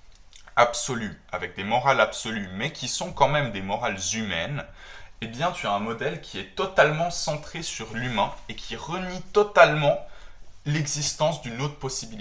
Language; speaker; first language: French; native; French